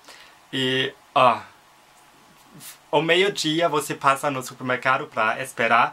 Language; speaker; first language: Portuguese; non-native, fluent; German